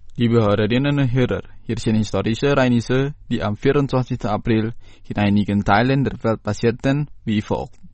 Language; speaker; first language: German; non-native, fluent; Indonesian